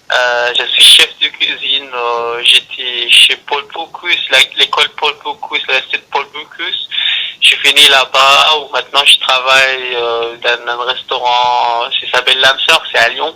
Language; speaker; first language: French; non-native, learner; Arabic